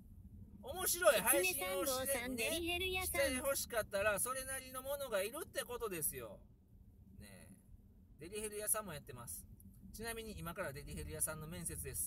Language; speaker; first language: Japanese; native; Japanese